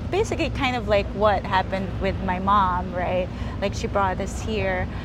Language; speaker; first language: English; early bilingual, other home language; Filipino